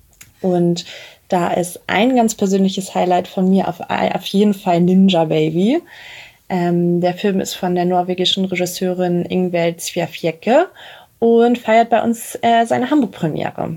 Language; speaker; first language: German; native; German